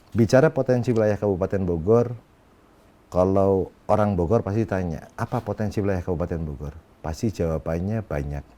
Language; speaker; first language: Indonesian; non-native, local second language; Sundanese